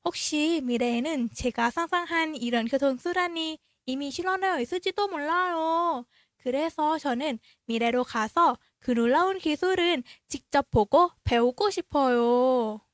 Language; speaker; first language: Korean; non-native, learner; Thai